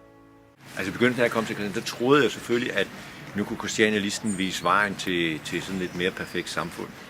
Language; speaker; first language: Danish; native; Danish